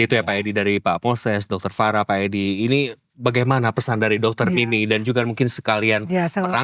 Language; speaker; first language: Indonesian; native; Indonesian